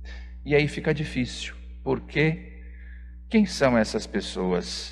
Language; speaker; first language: Portuguese; native; Portuguese